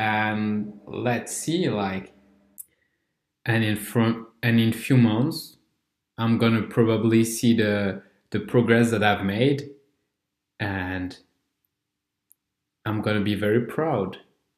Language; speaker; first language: English; non-native, fluent; French